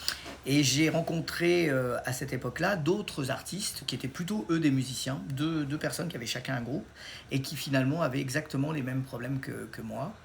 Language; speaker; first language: French; native; French